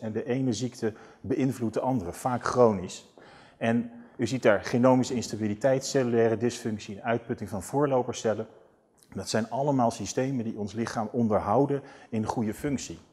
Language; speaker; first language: Dutch; native; Dutch